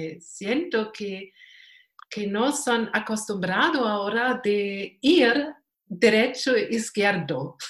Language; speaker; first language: Spanish; non-native, learner; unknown